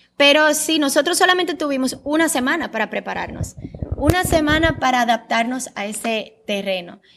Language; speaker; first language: Spanish; early bilingual, other home language; Bulgarian